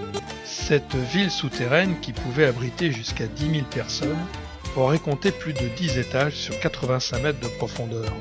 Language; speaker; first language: French; native; French